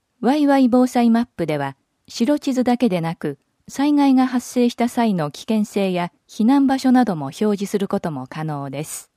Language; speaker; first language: Japanese; native; Japanese